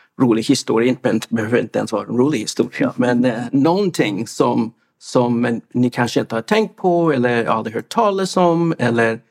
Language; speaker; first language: Swedish; non-native, fluent; English